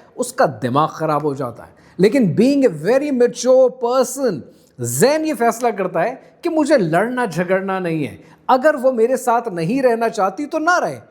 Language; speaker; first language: Urdu; non-native, local second language; Punjabi